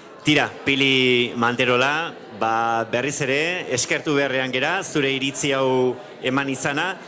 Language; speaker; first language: Basque; native; Basque